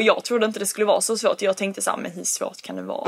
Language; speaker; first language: Swedish; early bilingual, other home language; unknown